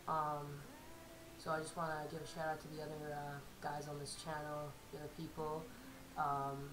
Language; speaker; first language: English; native; English